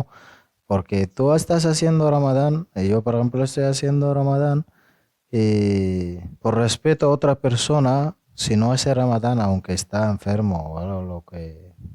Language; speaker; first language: Spanish; non-native, fluent; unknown